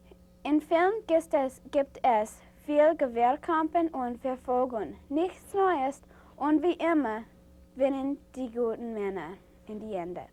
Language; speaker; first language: German; non-native, learner; English